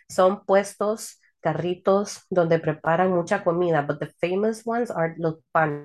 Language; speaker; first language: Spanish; early bilingual, heritage; Spanish